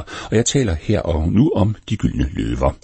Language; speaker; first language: Danish; native; Danish